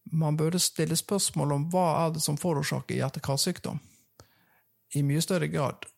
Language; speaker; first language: Norwegian; native; Norwegian